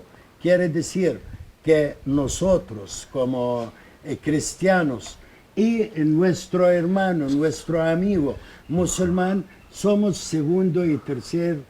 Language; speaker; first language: Spanish; non-native, fluent; Arabic